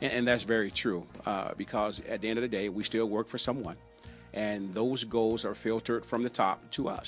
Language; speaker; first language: English; native; English